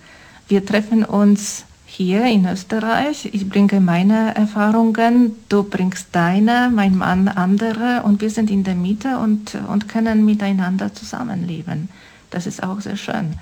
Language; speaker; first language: German; non-native, fluent; Polish